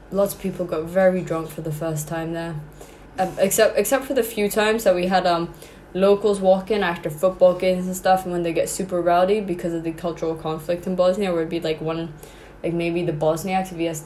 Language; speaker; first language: English; non-native, local second language; Cantonese